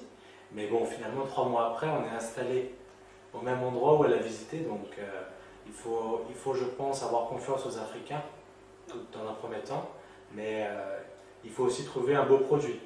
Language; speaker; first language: French; early bilingual, other home language; Turkish